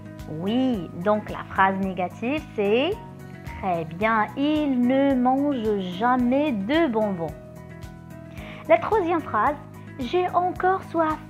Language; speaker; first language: French; non-native, local second language; Arabic